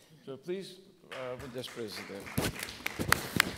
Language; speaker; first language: English; non-native, fluent; Turkish